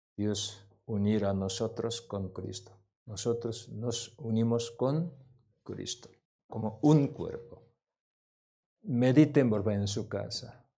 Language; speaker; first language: Spanish; non-native, learner; Korean